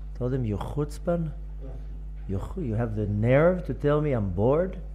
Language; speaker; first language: English; non-native, fluent; Hebrew